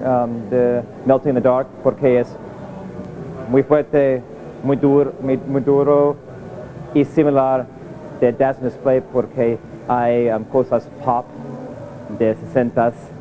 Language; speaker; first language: Spanish; non-native, learner; English